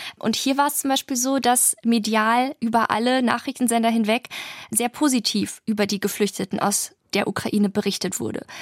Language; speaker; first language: German; early bilingual, other home language; Polish